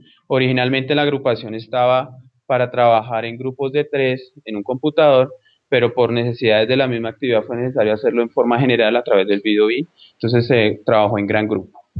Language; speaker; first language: Spanish; native; Spanish